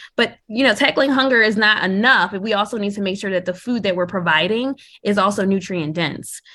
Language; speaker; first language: English; native; English